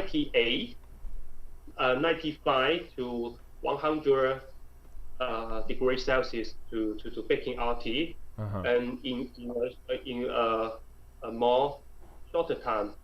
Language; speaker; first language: English; non-native, learner; Chinese